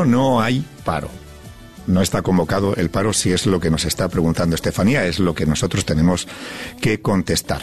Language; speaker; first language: Spanish; native; Spanish